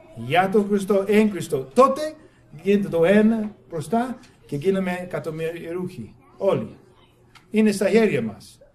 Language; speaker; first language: Greek; non-native, fluent; English